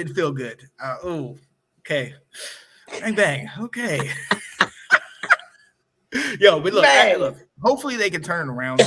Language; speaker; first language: English; native; English